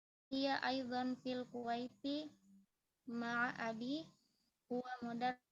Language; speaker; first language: Arabic; non-native, learner; Indonesian